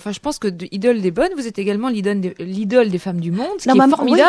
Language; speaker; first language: French; native; French